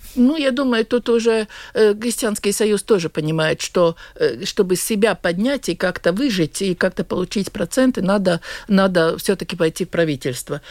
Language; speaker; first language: Russian; non-native, local second language; Latvian